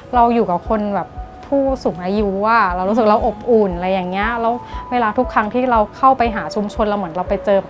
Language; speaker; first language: Thai; native; Thai